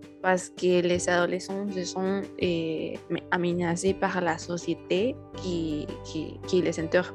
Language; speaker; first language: French; non-native, learner; Spanish